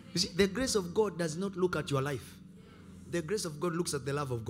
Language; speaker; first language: English; non-native, local second language; Swahili